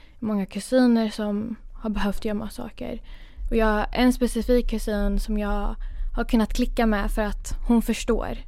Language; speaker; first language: Swedish; early bilingual, other home language; Kurdish